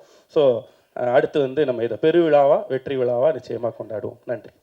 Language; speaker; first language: Tamil; native; Tamil